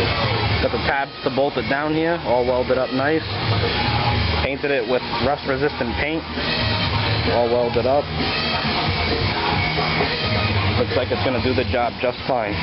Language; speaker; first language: English; native; English